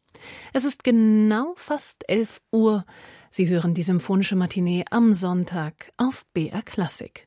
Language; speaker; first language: German; native; German